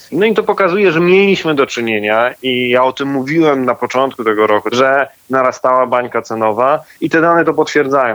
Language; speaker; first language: Polish; native; Polish